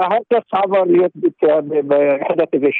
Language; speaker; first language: Hebrew; non-native, local second language; Arabic